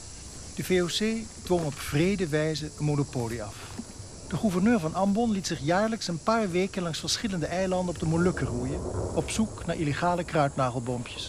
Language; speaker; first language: Dutch; native; Dutch